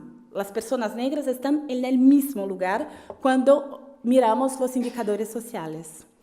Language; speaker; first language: Spanish; non-native, fluent; Portuguese